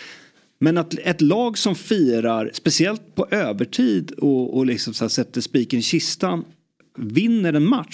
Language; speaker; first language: Swedish; native; Swedish